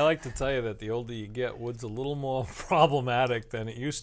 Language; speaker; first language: English; native; English